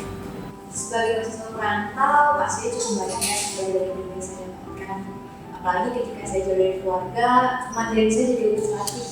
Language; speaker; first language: Indonesian; early bilingual, heritage; Indonesian